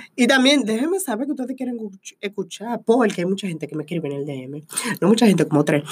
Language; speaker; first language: Spanish; early bilingual, heritage; Spanish